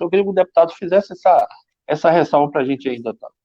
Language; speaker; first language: Portuguese; native; Portuguese